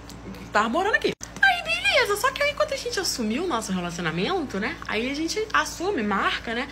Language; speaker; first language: Portuguese; native; Portuguese